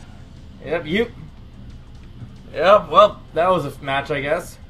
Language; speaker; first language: English; native; English